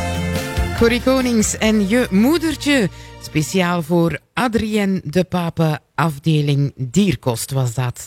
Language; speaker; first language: Dutch; native; Dutch